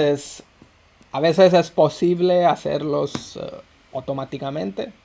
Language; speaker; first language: Spanish; non-native, fluent; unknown